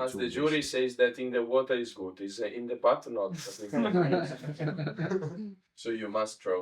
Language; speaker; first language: English; non-native, learner; Italian